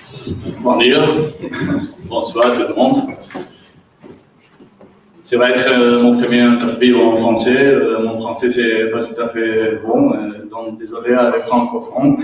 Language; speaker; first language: French; non-native, learner; Catalan